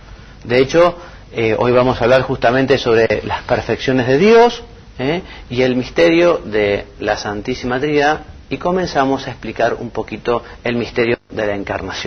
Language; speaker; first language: Spanish; native; Spanish